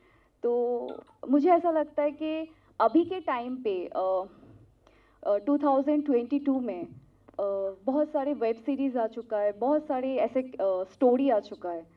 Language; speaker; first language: Hindi; non-native, local second language; Telugu